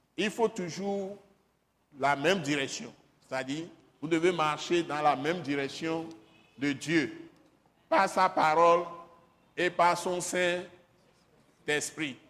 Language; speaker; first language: French; non-native, local second language; Ewe